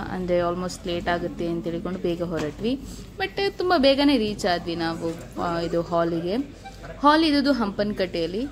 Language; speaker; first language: Kannada; non-native, local second language; Konkani